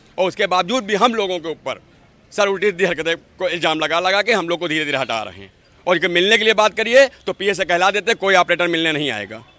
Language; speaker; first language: Hindi; native; Hindi